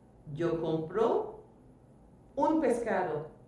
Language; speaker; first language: Spanish; non-native, fluent; French